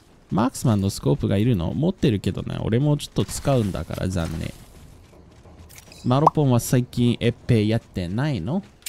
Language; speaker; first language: Japanese; early bilingual, heritage; Japanese